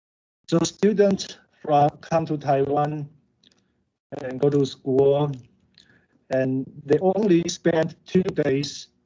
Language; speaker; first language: English; non-native, learner; Chinese